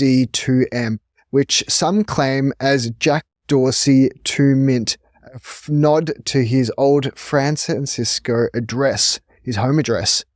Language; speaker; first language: English; native; English